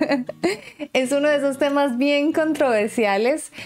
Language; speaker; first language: Spanish; native; Spanish